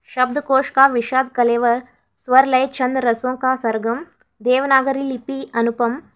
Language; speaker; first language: Hindi; non-native, local second language; Kannada